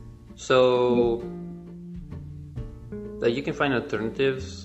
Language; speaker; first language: English; non-native, fluent; Spanish